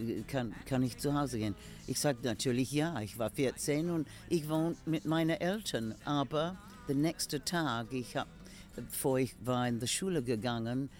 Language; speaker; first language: German; non-native, fluent; English